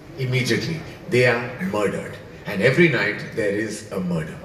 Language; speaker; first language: English; non-native, local second language; Hindi